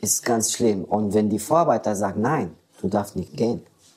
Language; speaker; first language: German; non-native, learner; Romanian